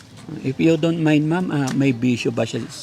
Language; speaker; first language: Filipino; native; Filipino